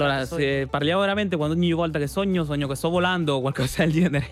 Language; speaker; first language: Italian; non-native, fluent; Spanish